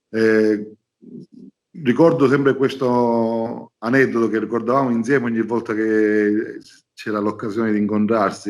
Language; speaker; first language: Italian; native; Italian